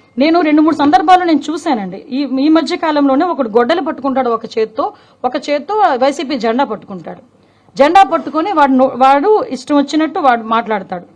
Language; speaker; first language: Telugu; native; Telugu